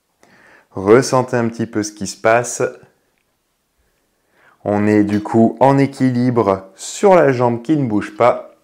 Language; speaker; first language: French; native; French